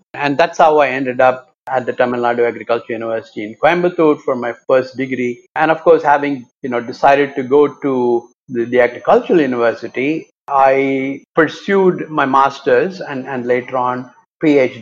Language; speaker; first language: English; non-native, local second language; Tamil